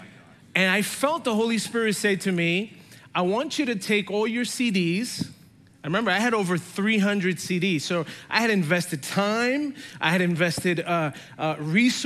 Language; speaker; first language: English; native; English